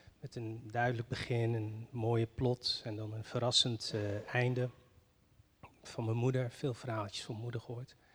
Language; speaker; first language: Dutch; early bilingual, other home language; Riffian